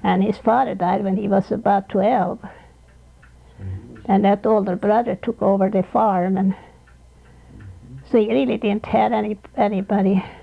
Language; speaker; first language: English; non-native, fluent; Swedish